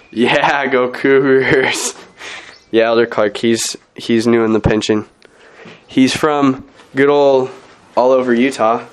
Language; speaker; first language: English; native; English